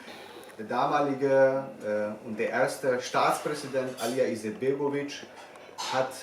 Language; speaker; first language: German; non-native, fluent; Bosnian